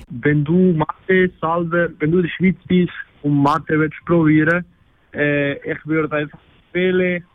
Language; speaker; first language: German; non-native, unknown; Spanish